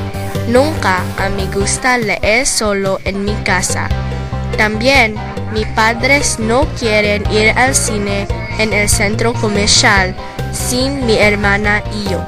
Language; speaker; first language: Spanish; non-native, learner; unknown